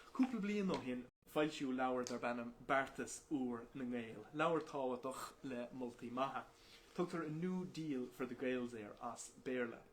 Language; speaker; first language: Irish; non-native, local second language; English